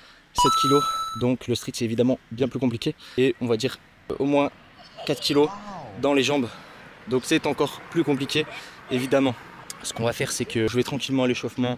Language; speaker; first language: French; native; French